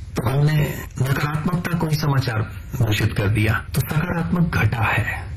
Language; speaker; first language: Hindi; native; Hindi